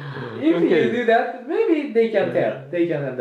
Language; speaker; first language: English; non-native, fluent; Japanese